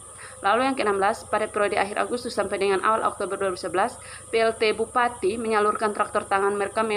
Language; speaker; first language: Indonesian; native; Indonesian